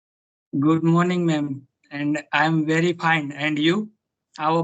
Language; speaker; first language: English; non-native, learner; Gujarati